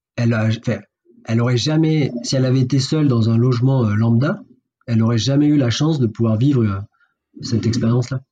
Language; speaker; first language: French; native; French